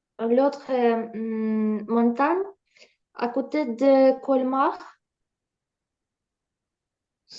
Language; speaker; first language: French; non-native, learner; Ukrainian